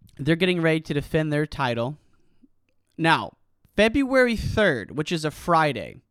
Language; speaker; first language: English; native; English